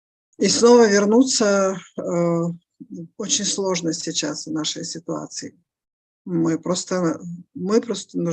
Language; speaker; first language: Russian; native; Russian